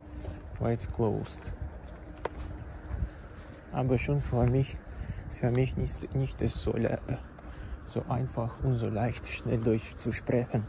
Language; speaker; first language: German; non-native, learner; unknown